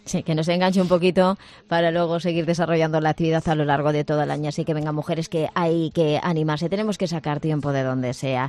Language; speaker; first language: Spanish; native; Spanish